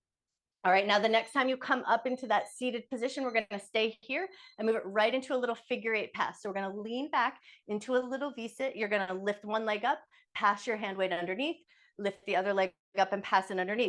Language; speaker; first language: English; native; English